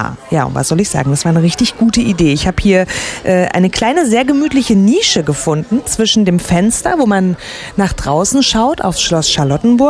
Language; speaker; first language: German; native; German